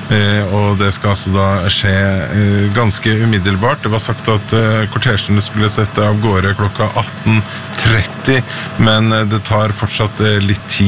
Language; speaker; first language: Norwegian; native; Norwegian